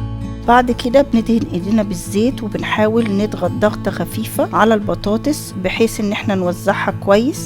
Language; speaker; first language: Arabic; native; Arabic